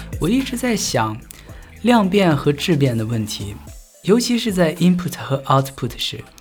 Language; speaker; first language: Chinese; native; Chinese